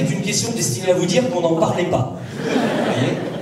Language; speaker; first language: French; native; French